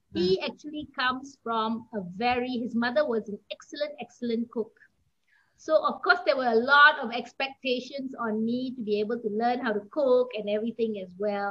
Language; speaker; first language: English; native; English